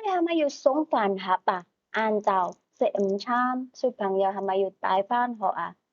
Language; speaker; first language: Cantonese; native; Cantonese